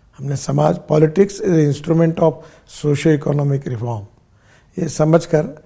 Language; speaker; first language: Hindi; non-native, local second language; Marathi